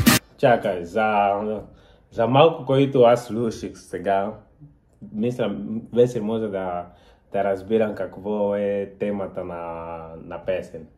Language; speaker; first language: Bulgarian; non-native, learner; Portuguese